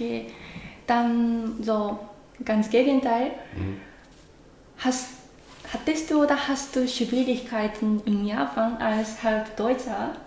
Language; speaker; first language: German; non-native, learner; Japanese